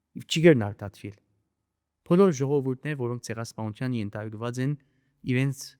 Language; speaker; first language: Armenian; early bilingual, heritage; Armenian